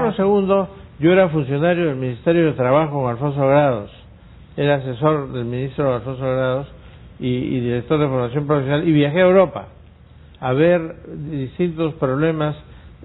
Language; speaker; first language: Spanish; native; Spanish